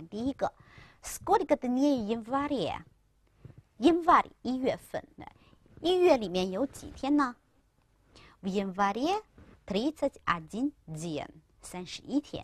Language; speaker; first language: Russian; non-native, fluent; Chinese